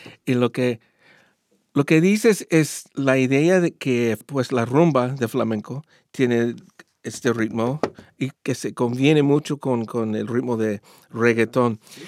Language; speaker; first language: Spanish; non-native, learner; English